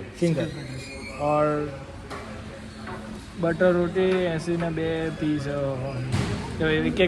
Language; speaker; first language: Hindi; non-native, local second language; Gujarati